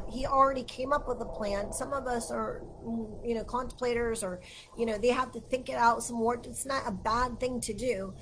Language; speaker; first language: English; native; English